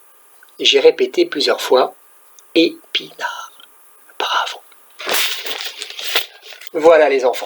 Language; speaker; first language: French; native; French